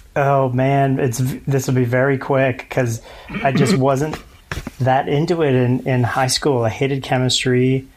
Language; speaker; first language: English; native; English